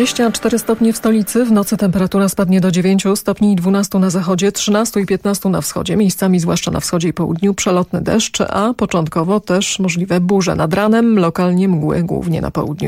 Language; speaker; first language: Polish; native; Polish